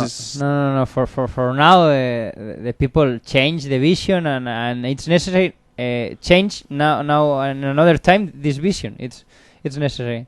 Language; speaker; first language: English; non-native, learner; Spanish